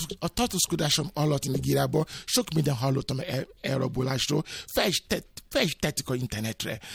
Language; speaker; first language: Hungarian; non-native, learner; Yoruba